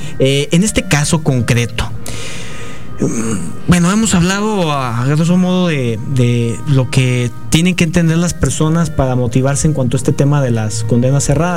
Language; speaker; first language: Spanish; native; Spanish